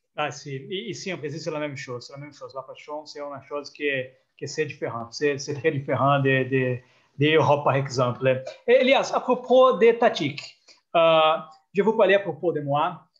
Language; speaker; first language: French; non-native, fluent; Portuguese